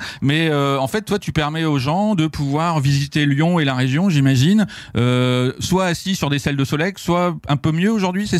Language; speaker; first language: French; native; French